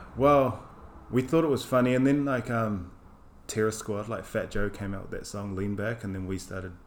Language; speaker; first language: English; native; English